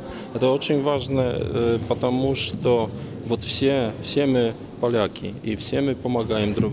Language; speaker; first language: Ukrainian; non-native, local second language; Russian